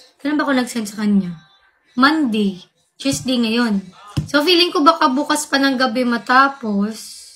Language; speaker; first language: Filipino; non-native, local second language; Cebuano